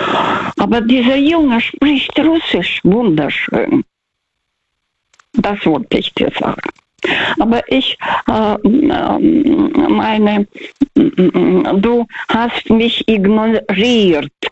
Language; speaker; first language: German; non-native, fluent; Russian